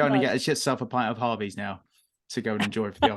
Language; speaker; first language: English; native; English